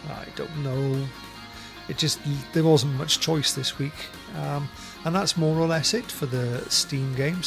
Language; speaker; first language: English; native; English